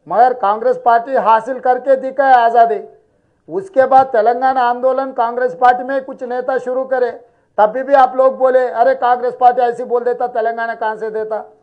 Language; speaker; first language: Hindi; non-native, local second language; Telugu